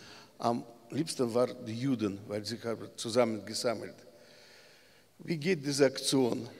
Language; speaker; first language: German; non-native, learner; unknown